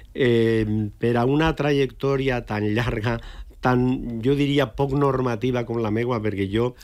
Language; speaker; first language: Catalan; native; Catalan